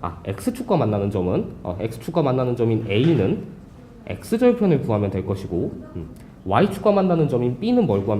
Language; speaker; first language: Korean; native; Korean